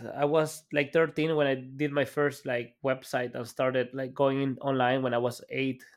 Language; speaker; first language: English; non-native, fluent; Spanish